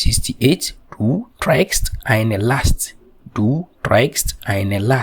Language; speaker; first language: German; non-native, fluent; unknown